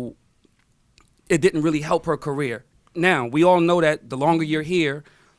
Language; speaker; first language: English; native; English